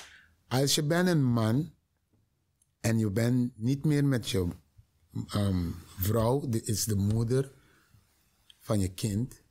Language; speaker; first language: Dutch; non-native, learner; Papiamento